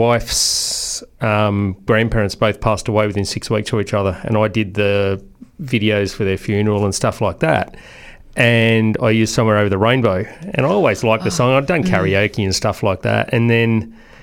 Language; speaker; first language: English; native; English